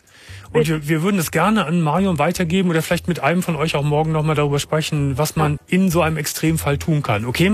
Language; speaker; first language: German; native; German